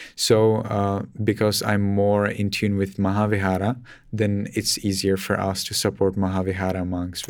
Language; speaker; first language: English; non-native, fluent; Czech